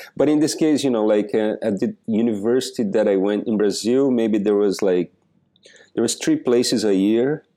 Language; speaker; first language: English; non-native, fluent; Portuguese